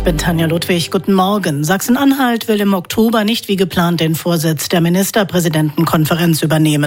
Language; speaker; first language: German; native; German